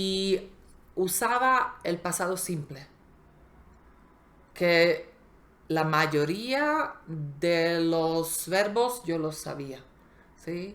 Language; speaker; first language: Spanish; non-native, fluent; Slovak